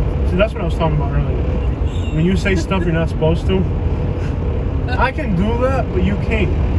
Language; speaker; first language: English; early bilingual, other home language; Spanish